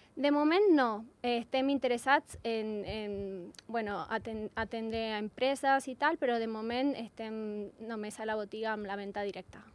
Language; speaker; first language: Catalan; non-native, learner; Spanish